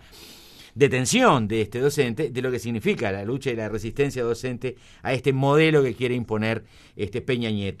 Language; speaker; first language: Spanish; native; Spanish